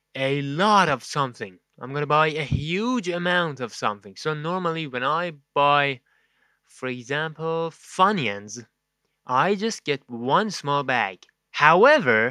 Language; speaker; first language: English; non-native, fluent; Persian